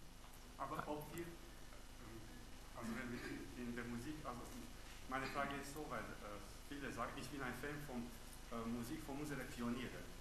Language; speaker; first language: German; non-native, learner; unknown